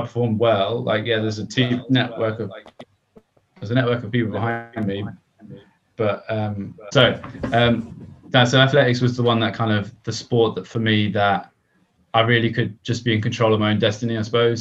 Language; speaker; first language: English; native; English